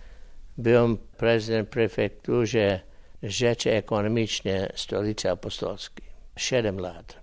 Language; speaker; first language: Polish; early bilingual, heritage; English